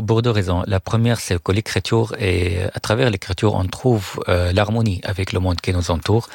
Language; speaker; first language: French; non-native, fluent; Arabic